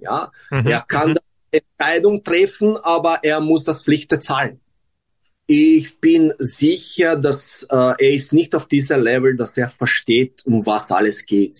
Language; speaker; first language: German; non-native, learner; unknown